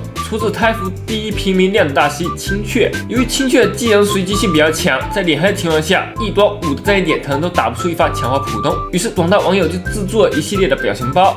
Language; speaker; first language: Chinese; native; Chinese